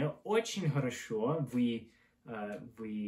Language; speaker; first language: Russian; non-native, learner; English